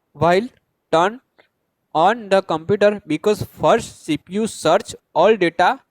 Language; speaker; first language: English; non-native, local second language; Gujarati